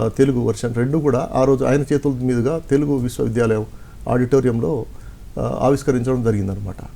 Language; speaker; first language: Telugu; non-native, local second language; Lambadi